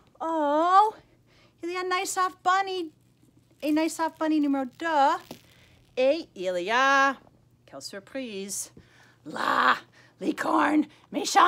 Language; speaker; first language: French; non-native, fluent; English